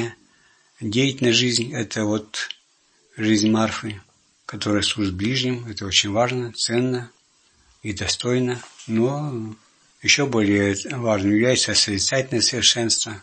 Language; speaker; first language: Russian; native; Russian